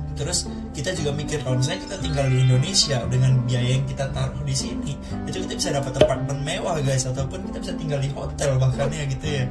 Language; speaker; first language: Indonesian; native; Indonesian